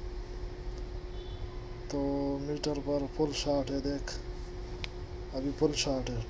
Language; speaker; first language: Hindi; non-native, local second language; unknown